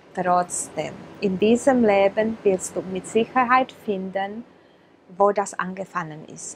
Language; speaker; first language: German; non-native, fluent; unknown